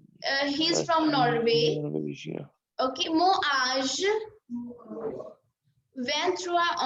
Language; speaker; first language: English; non-native, local second language; Hindi